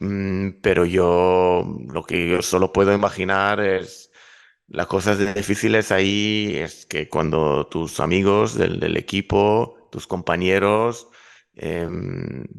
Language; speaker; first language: Spanish; non-native, fluent; Hebrew